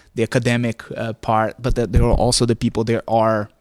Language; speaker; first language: English; non-native, fluent; Portuguese